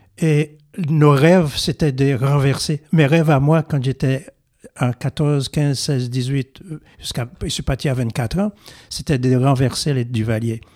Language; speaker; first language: French; non-native, local second language; Haitian Creole